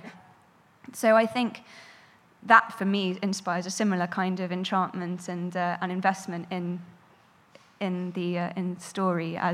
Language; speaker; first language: English; native; English